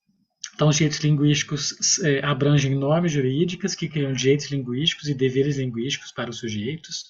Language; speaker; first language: Portuguese; native; Portuguese